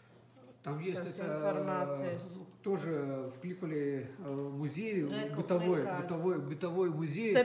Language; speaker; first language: Russian; non-native, fluent; Lithuanian